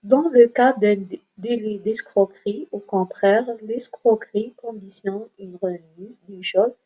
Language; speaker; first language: French; non-native, local second language; Arabic